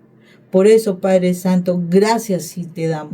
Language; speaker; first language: Spanish; native; Spanish